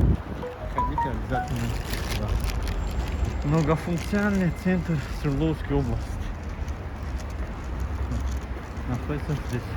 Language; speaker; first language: Russian; early bilingual, other home language; Tajik